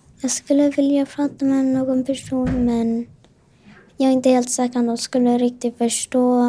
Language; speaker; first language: Swedish; non-native, local second language; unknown